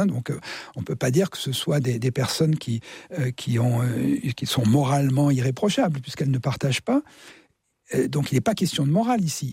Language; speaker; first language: French; native; French